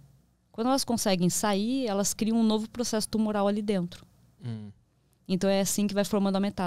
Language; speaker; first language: Portuguese; native; Portuguese